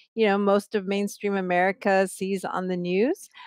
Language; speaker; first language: English; native; English